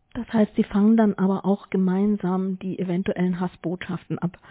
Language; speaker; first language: German; native; German